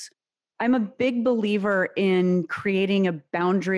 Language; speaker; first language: English; early bilingual, other home language; Serbian